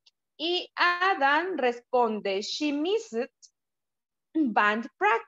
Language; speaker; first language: English; non-native, learner; Spanish